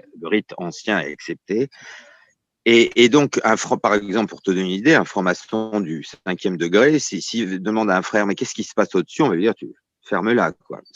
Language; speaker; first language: French; native; French